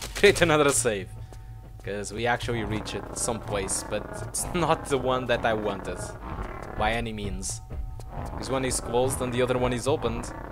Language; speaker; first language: English; non-native, fluent; Portuguese